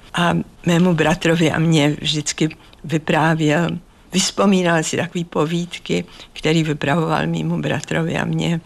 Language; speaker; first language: Czech; native; Czech